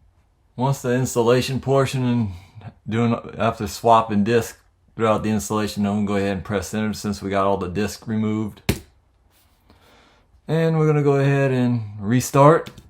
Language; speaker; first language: English; native; English